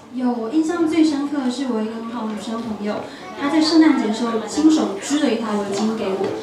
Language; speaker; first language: Chinese; native; Chinese